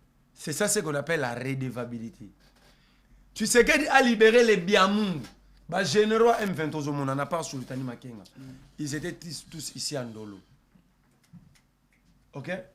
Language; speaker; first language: French; non-native, local second language; Lingala